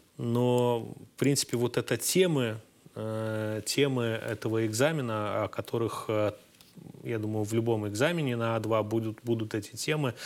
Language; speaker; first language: Russian; native; Russian